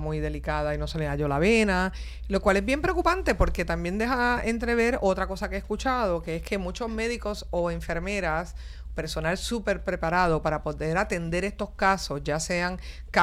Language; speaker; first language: Spanish; native; Spanish